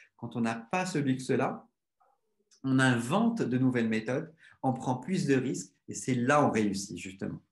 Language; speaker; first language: French; non-native, local second language; Arabic